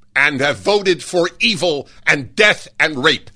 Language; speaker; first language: English; native; English